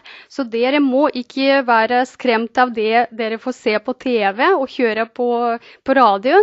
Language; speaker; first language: Norwegian; non-native, fluent; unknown